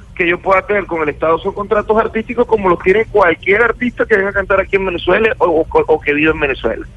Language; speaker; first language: Spanish; native; Spanish